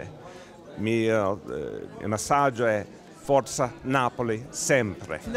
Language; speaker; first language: Italian; non-native, learner; English